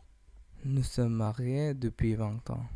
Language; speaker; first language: French; non-native, learner; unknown